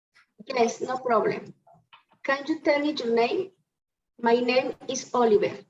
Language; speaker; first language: English; non-native, learner; Spanish